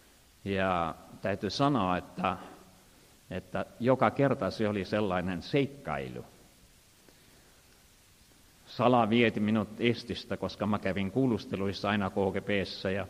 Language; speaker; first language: Finnish; non-native, fluent; Estonian